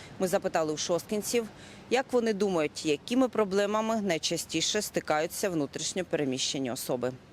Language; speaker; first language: Ukrainian; native; Ukrainian